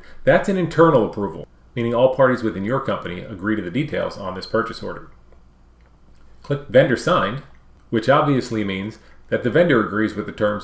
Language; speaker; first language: English; native; English